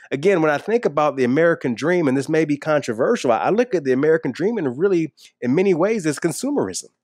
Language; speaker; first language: English; native; English